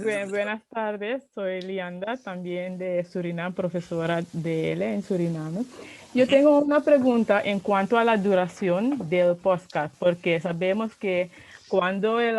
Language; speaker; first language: Spanish; non-native, fluent; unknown